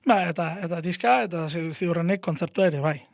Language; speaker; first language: Basque; native; Basque